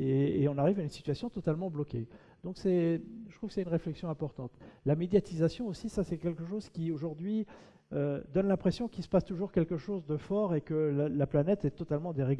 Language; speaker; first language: French; native; French